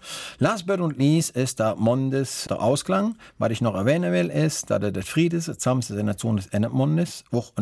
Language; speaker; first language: German; native; German